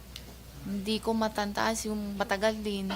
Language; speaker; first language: Filipino; non-native, learner; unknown